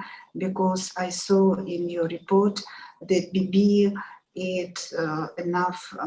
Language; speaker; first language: English; non-native, learner; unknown